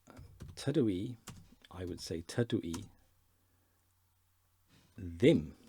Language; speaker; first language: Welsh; non-native, learner; English